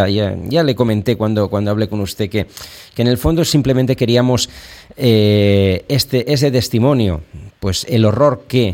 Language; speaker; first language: Spanish; non-native, local second language; Catalan